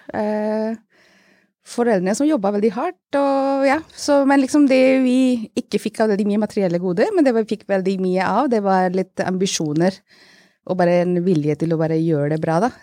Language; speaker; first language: Norwegian; non-native, fluent; Hindi